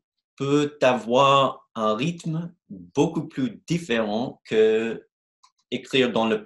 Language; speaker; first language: French; non-native, fluent; English